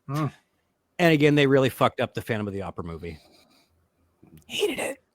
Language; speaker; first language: English; native; English